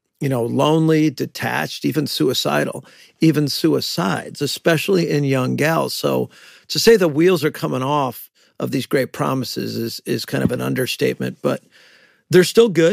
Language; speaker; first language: English; native; English